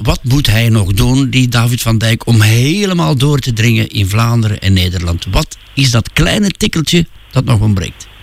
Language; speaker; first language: Dutch; native; Dutch